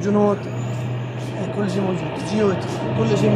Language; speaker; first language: Arabic; native; Arabic